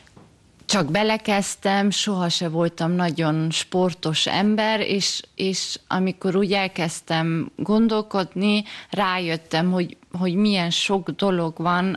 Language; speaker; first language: Hungarian; early bilingual, heritage; German